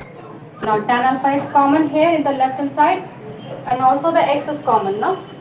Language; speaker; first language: English; non-native, local second language; Hindi